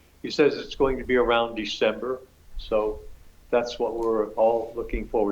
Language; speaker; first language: English; native; English